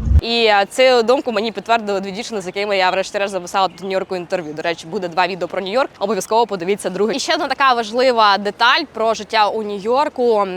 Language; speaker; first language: Ukrainian; native; Ukrainian